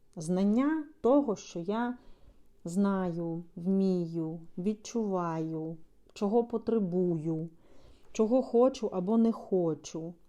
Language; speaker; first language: Ukrainian; non-native, local second language; Russian